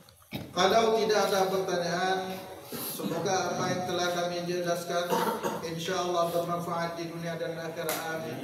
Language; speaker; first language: Indonesian; non-native, local second language; Achinese